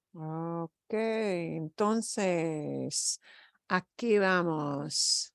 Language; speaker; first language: Spanish; non-native, fluent; English